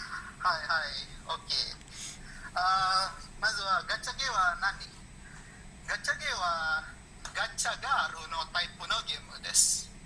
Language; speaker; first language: Japanese; non-native, learner; Indonesian